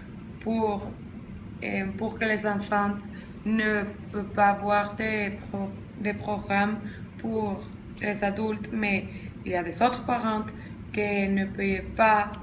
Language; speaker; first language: French; non-native, learner; Spanish